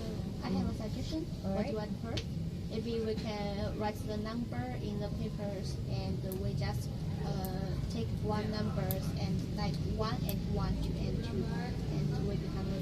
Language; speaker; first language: English; non-native, learner; Chinese